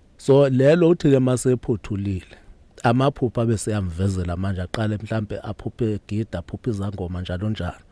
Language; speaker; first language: Zulu; native; Zulu